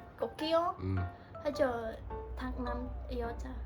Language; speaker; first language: Korean; non-native, learner; Khmer